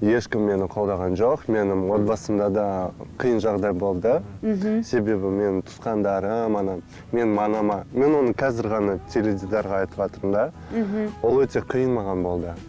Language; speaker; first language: Kazakh; non-native, local second language; Russian